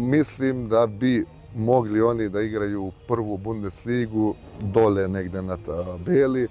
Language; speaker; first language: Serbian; early bilingual, heritage; Bosnian